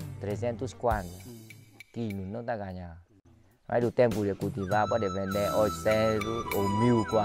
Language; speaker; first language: Portuguese; non-native, learner; Vietnamese